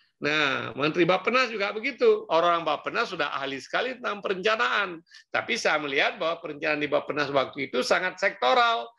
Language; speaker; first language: Indonesian; non-native, local second language; Achinese